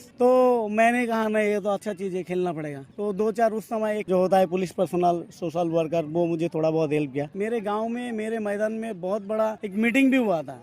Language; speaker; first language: Hindi; non-native, local second language; Bangla